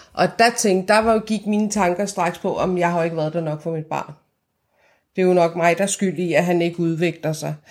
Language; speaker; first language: Danish; early bilingual, other home language; Persian